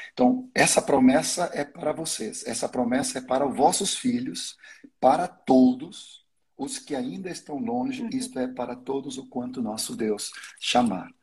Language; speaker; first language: Portuguese; non-native, fluent; Swedish